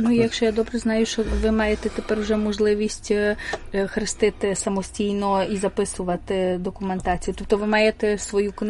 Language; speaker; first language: Ukrainian; early bilingual, heritage; Ukrainian